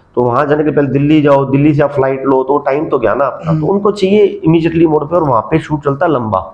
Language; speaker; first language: Hindi; non-native, local second language; Punjabi